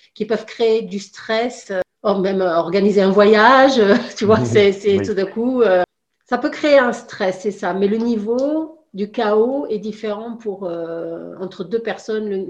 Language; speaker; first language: French; native; French